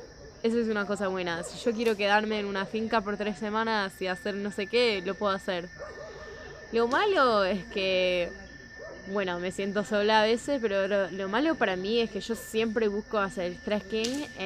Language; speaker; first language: Spanish; non-native, fluent; English